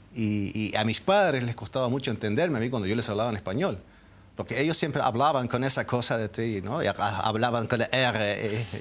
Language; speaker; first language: Spanish; early bilingual, other home language; Dutch